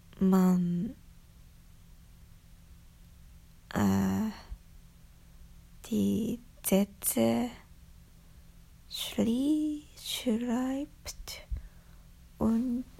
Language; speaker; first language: German; non-native, learner; Japanese